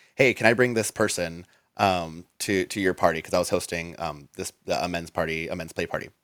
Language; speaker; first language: English; native; English